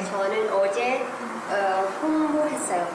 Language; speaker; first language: Korean; non-native, learner; Arabic